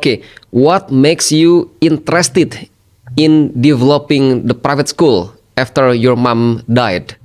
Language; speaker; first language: English; non-native, fluent; Indonesian